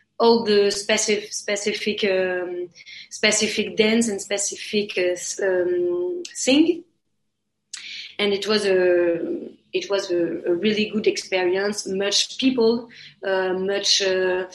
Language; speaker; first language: English; non-native, learner; French